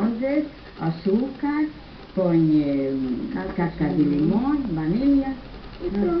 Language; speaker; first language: Portuguese; non-native, learner; German